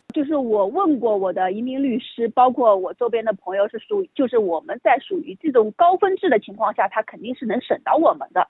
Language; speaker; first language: Chinese; native; Chinese